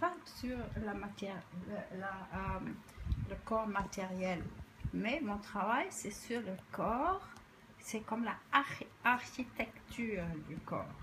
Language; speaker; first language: French; non-native, fluent; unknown